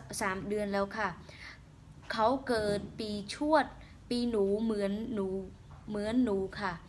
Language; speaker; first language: Thai; non-native, learner; Khmer